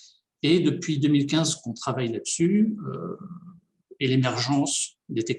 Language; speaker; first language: French; native; French